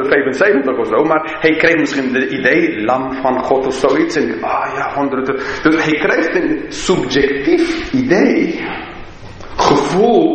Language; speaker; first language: Dutch; non-native, fluent; English